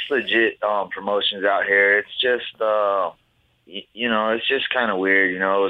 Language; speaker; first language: English; native; English